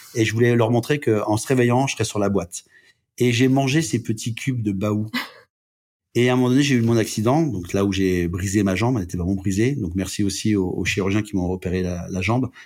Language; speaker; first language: French; native; French